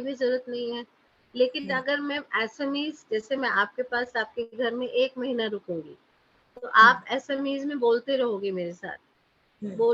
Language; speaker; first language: Hindi; native; Hindi